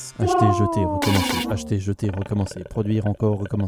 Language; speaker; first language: French; native; French